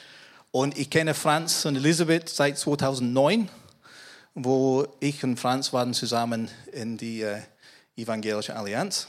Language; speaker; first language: German; non-native, fluent; English